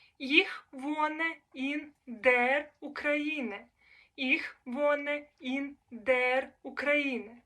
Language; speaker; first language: German; non-native, fluent; Ukrainian